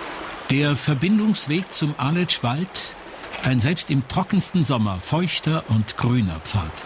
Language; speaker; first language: German; native; German